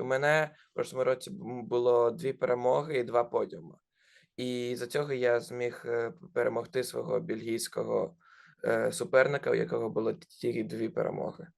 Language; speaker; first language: Ukrainian; non-native, local second language; Russian